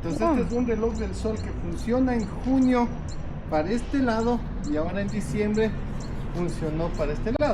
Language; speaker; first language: Spanish; native; Spanish